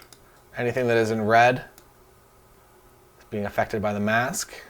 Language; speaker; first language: English; native; English